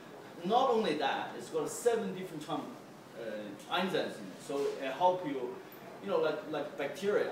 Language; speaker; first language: English; non-native, fluent; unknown